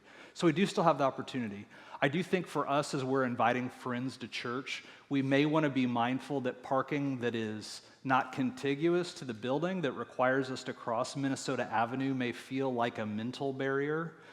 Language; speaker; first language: English; native; English